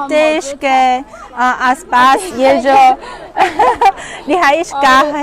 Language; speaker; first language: Urdu; non-native, fluent; Chinese